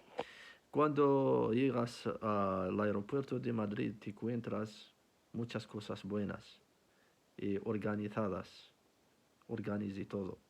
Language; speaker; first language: Spanish; non-native, learner; Arabic